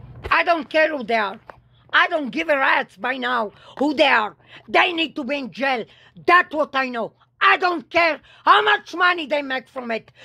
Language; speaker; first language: English; non-native, fluent; Hebrew